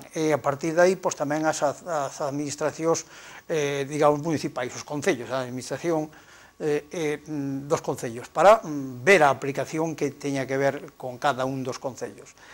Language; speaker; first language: Galician; native; Galician